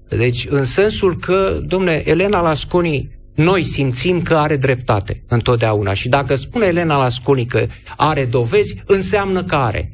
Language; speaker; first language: Romanian; native; Romanian